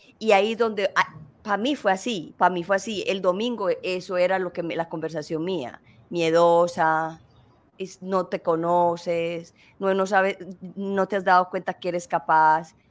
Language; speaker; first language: Spanish; native; Spanish